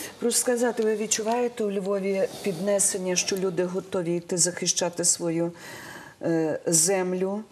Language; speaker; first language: Ukrainian; native; Ukrainian